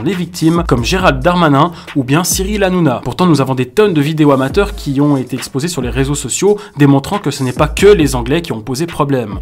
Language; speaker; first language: French; native; French